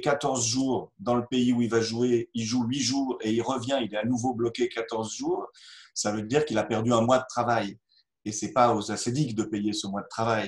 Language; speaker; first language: French; native; French